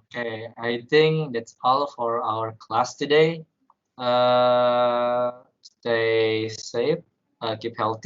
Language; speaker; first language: English; non-native, learner; Indonesian